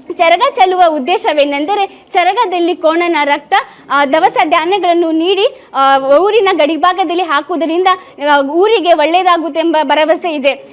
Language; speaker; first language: Kannada; native; Kannada